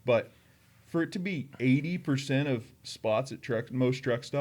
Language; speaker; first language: English; native; English